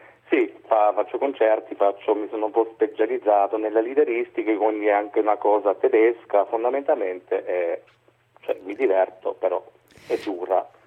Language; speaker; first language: Italian; non-native, fluent; German